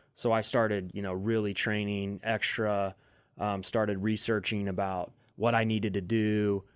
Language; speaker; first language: English; native; English